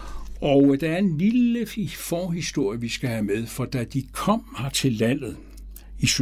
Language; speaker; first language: Danish; native; Danish